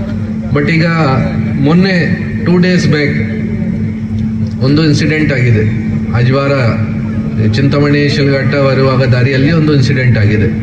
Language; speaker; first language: Kannada; non-native, fluent; Hindi